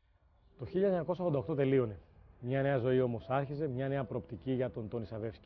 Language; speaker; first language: Greek; native; Greek